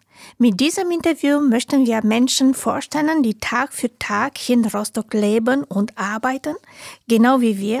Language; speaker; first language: German; non-native, learner; Romanian